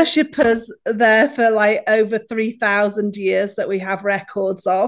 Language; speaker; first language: English; native; English